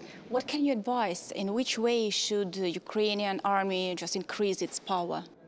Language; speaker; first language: English; non-native, fluent; Ukrainian